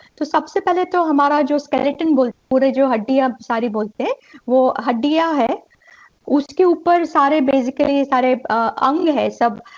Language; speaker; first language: Hindi; non-native, local second language; Gujarati